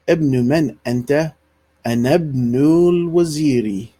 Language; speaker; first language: Arabic; non-native, fluent; English